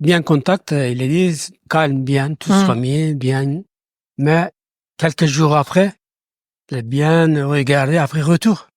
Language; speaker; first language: French; non-native, learner; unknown